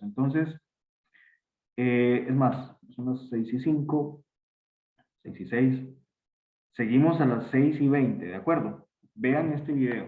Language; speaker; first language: Spanish; native; Spanish